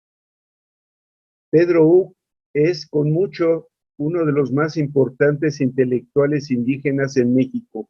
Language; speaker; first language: Spanish; native; Spanish